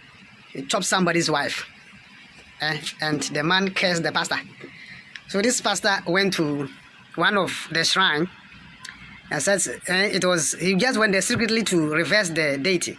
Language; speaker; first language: English; non-native, local second language; Akan